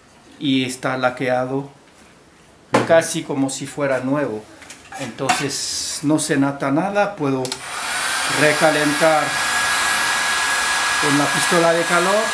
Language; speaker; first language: Spanish; non-native, fluent; French